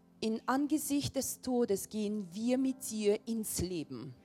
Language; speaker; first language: German; non-native, learner; Russian